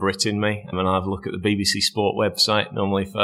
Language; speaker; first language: English; native; English